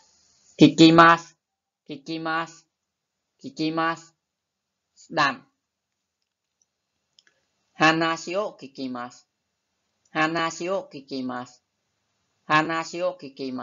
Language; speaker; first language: Japanese; non-native, fluent; Khmer